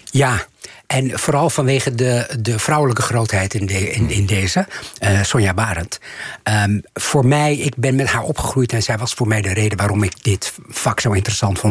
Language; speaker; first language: Dutch; native; Dutch